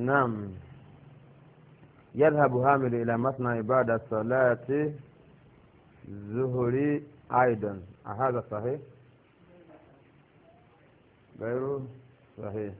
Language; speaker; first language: Arabic; non-native, fluent; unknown